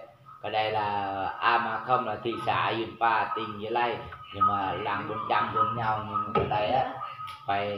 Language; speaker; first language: Vietnamese; non-native, local second language; Jarai